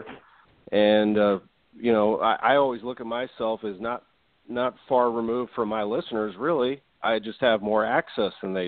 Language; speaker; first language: English; native; English